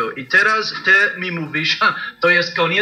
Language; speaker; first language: Polish; non-native, learner; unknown